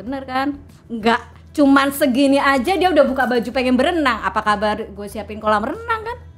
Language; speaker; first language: Indonesian; native; Indonesian